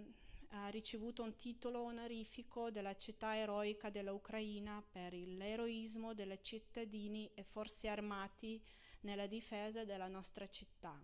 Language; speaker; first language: Italian; non-native, fluent; Ukrainian